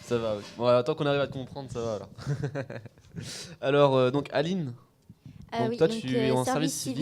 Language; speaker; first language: French; native; French